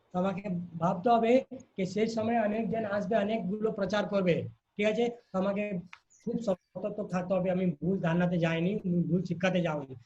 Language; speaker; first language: Bangla; non-native, learner; Hindi